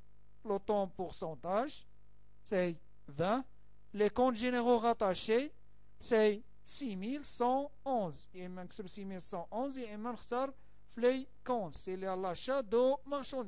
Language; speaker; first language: French; non-native, local second language; Arabic